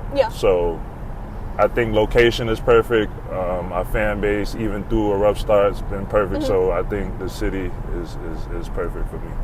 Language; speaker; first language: English; native; English